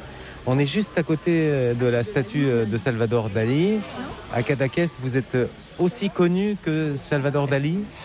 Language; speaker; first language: French; native; French